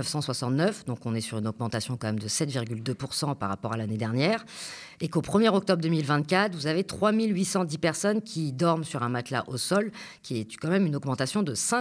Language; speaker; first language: French; native; French